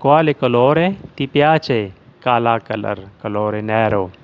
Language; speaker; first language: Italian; non-native, learner; Urdu